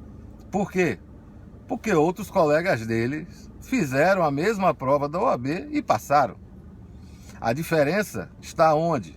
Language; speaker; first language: Portuguese; native; Portuguese